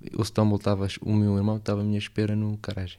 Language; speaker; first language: Portuguese; non-native, learner; Arabic